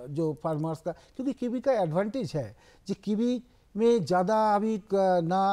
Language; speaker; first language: Hindi; non-native, local second language; Bangla